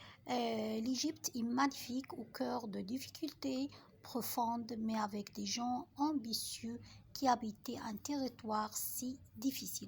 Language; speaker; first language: French; non-native, fluent; Arabic